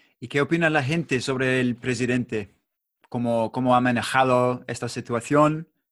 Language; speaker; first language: Spanish; non-native, learner; English